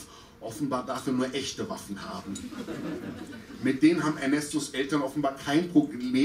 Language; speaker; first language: German; native; German